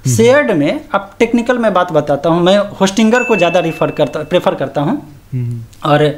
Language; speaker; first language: Hindi; native; Hindi